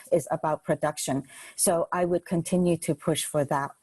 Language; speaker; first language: English; non-native, local second language; Cantonese